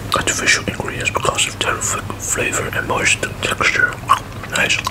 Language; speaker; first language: English; non-native, fluent; Dutch